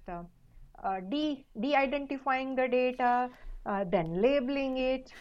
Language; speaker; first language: English; non-native, local second language; Kannada